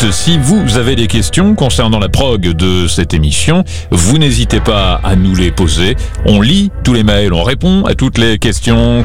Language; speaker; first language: French; native; French